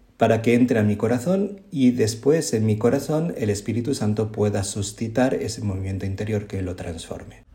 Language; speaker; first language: Spanish; native; Spanish